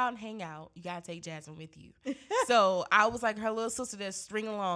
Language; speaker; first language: English; native; English